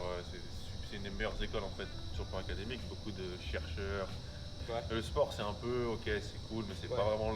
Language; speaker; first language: French; native; French